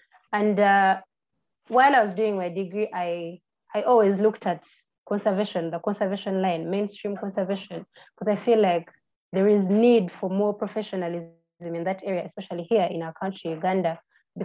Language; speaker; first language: English; non-native, local second language; Ganda